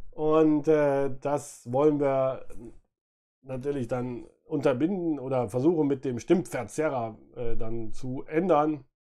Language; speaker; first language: German; native; German